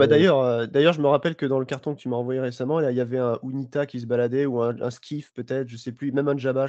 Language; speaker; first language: French; native; French